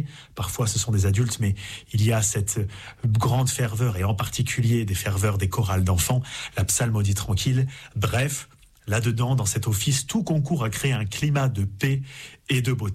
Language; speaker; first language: French; native; French